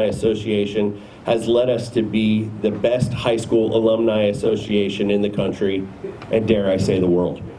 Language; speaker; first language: English; native; English